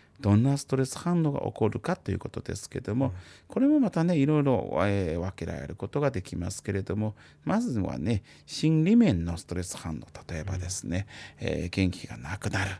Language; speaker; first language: Japanese; non-native, fluent; Chinese